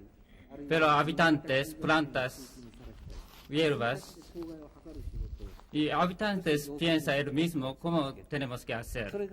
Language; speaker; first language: Spanish; non-native, learner; Japanese